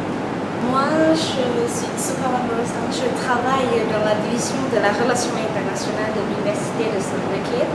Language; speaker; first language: French; non-native, fluent; Lao